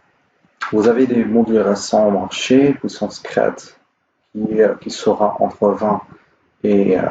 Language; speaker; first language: French; non-native, local second language; Arabic